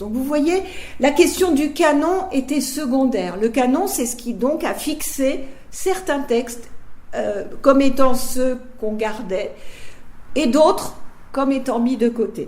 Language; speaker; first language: French; native; French